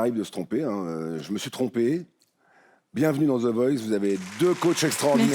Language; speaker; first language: French; native; French